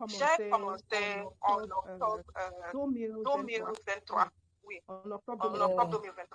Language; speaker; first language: French; non-native, learner; Yoruba